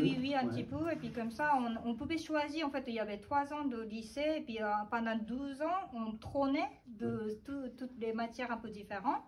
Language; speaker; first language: French; non-native, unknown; Japanese